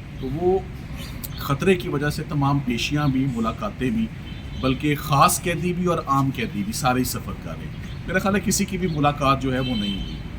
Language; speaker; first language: Urdu; native; Urdu